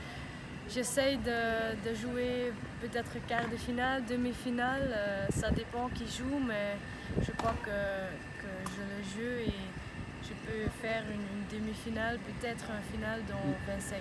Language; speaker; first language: French; non-native, local second language; Dutch